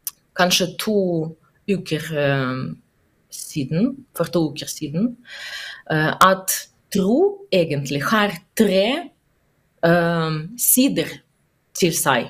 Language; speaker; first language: Norwegian; non-native, learner; Russian